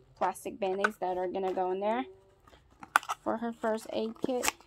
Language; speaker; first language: English; native; English